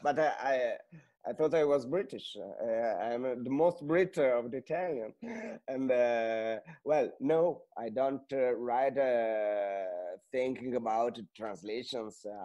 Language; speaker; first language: English; non-native, fluent; Italian